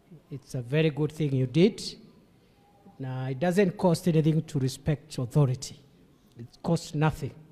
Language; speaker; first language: English; non-native, local second language; Meru